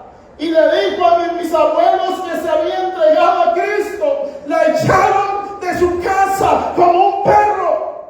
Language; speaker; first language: Spanish; native; Spanish